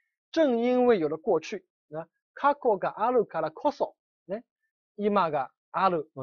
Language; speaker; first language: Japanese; non-native, fluent; Chinese